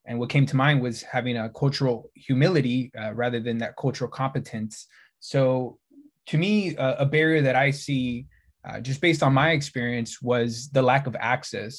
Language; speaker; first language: English; native; English